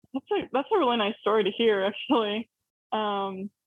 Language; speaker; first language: English; early bilingual, other home language; Arabic